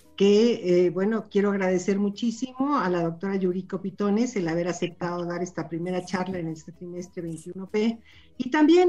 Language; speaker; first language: Spanish; native; Spanish